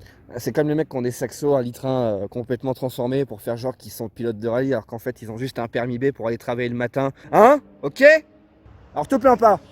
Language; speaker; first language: French; native; French